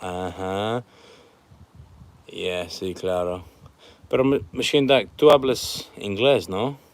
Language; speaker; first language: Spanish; non-native, learner; English